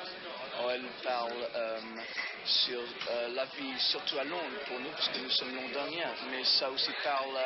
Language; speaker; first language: French; early bilingual, heritage; French